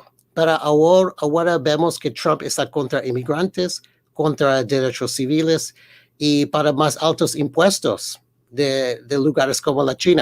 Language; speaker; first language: Spanish; early bilingual, heritage; Spanish